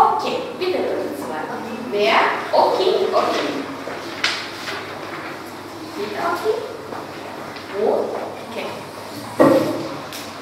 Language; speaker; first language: German; non-native, fluent; Indonesian